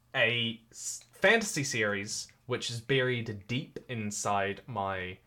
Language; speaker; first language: English; native; English